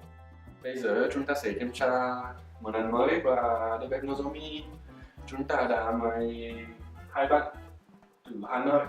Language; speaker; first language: Vietnamese; non-native, learner; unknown